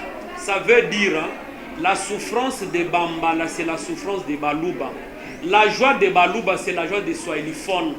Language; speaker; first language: French; non-native, local second language; Lingala